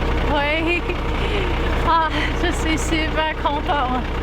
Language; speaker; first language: French; non-native, learner; Thai